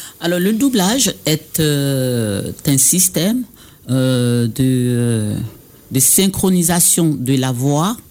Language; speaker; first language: French; non-native, local second language; Baoulé